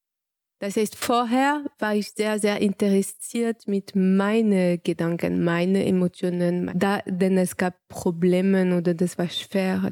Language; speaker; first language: German; non-native, fluent; French